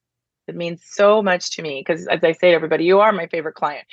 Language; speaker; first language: English; native; English